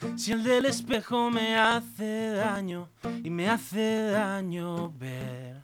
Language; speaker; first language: Spanish; native; Spanish